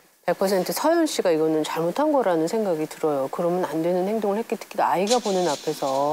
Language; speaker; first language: Korean; native; Korean